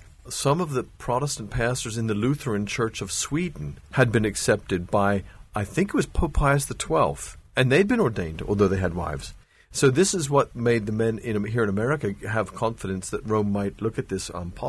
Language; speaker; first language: English; native; English